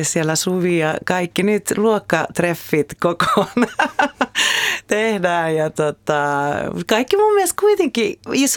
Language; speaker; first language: Finnish; early bilingual, heritage; Finnish